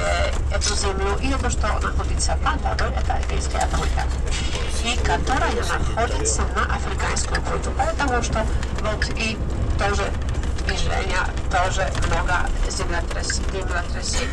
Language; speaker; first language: Russian; non-native, learner; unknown